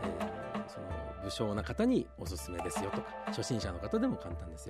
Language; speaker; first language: Japanese; native; Japanese